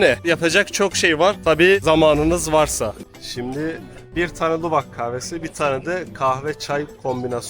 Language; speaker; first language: Turkish; native; Turkish